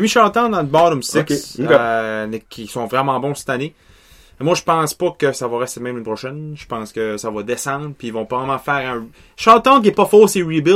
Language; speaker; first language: French; native; French